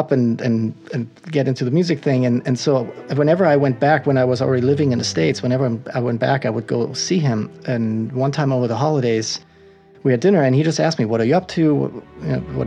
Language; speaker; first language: English; non-native, fluent; German